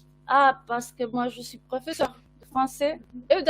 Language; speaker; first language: French; non-native, fluent; Spanish